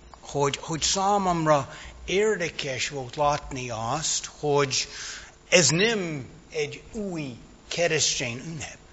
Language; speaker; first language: Hungarian; non-native, fluent; English